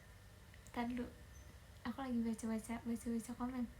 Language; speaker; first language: Indonesian; native; Indonesian